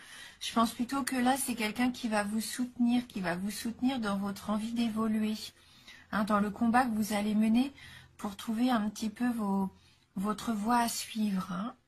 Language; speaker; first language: French; native; French